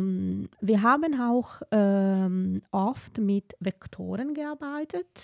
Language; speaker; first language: German; non-native, fluent; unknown